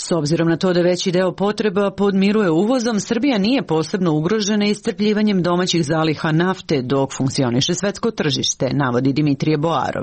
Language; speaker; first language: Serbian; native; Serbian